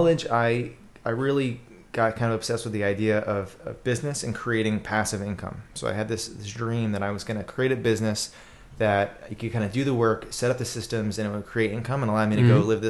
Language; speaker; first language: English; native; English